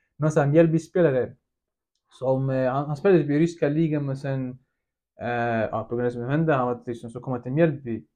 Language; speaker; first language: Swedish; early bilingual, other home language; Russian